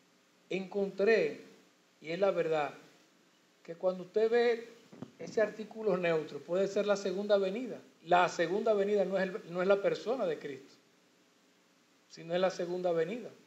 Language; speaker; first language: Spanish; native; Spanish